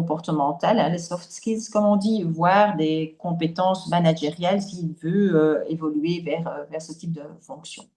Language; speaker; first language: French; native; French